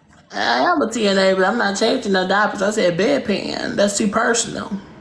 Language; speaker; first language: English; native; English